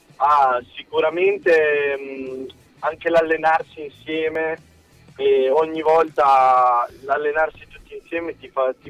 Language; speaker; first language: Italian; native; Italian